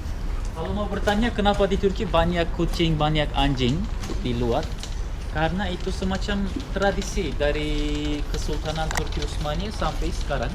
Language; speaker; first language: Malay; non-native, fluent; Turkish